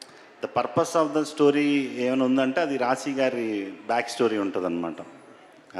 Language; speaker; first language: Telugu; native; Telugu